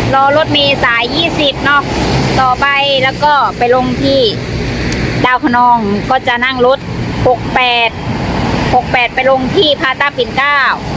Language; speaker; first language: Thai; native; Thai